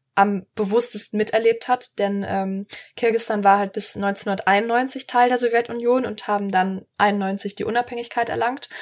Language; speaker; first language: German; native; German